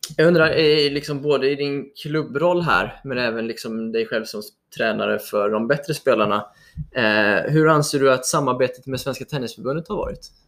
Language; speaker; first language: Swedish; native; Swedish